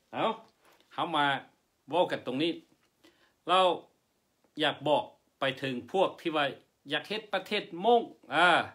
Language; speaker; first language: Lao; non-native, local second language; Hmong